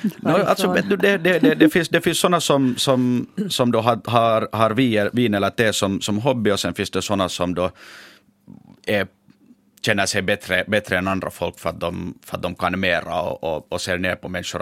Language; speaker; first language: Swedish; native; Swedish